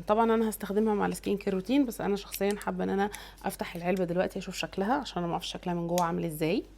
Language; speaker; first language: Arabic; native; Arabic